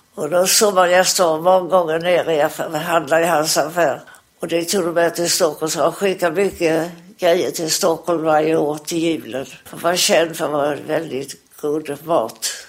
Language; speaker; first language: Swedish; native; Swedish